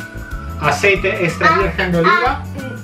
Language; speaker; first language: Spanish; non-native, fluent; Italian